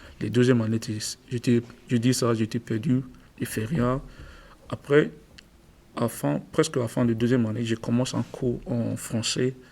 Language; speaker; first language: French; non-native, learner; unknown